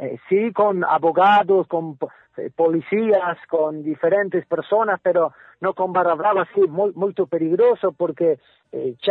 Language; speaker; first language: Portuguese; non-native, learner; Spanish